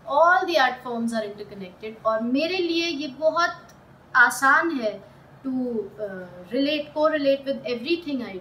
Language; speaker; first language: Hindi; native; Hindi